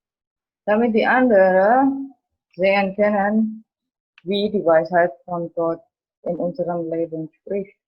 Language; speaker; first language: German; non-native, learner; Indonesian